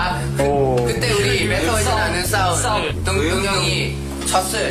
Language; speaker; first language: Korean; non-native, fluent; Thai